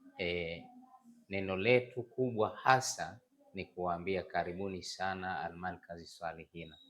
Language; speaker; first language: Swahili; non-native, local second language; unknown